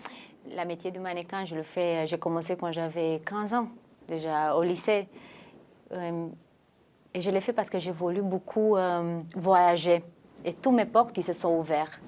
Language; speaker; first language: French; non-native, fluent; Romanian